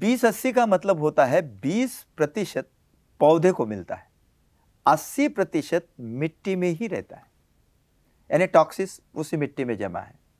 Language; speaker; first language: Hindi; native; Hindi